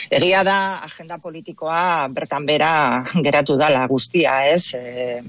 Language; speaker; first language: Basque; non-native, local second language; Spanish